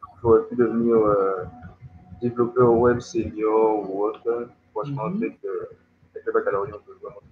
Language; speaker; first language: French; native; French